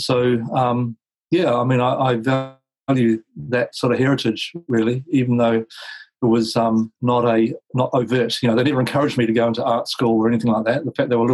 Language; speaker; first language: English; native; English